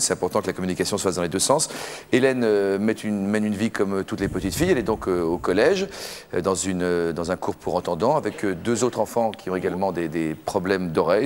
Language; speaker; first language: French; native; French